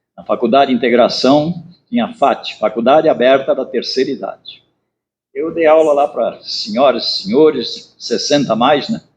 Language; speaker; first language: Portuguese; native; Portuguese